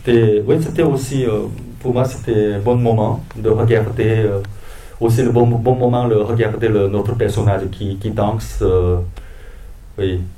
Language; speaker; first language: French; non-native, fluent; Korean